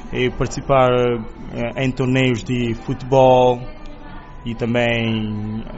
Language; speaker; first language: Portuguese; non-native, local second language; Kabuverdianu